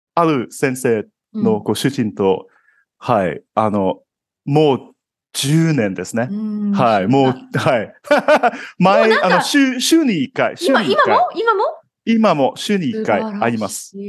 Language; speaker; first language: Japanese; non-native, fluent; Cantonese